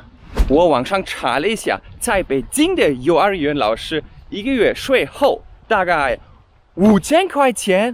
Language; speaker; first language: Chinese; non-native, fluent; German